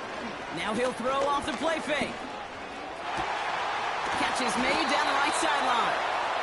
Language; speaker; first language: English; native; English